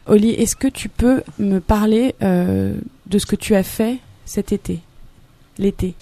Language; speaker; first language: French; native; French